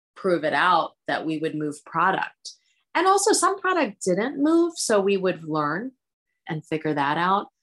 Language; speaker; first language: English; early bilingual, other home language; Hindi